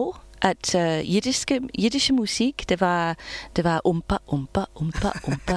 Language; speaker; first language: Danish; non-native, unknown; English